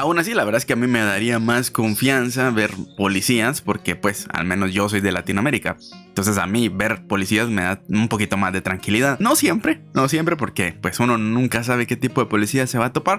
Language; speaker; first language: Spanish; native; Spanish